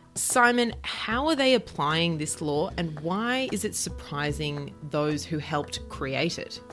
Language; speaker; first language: English; native; English